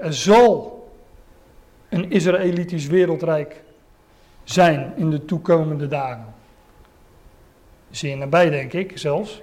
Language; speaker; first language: Dutch; native; Dutch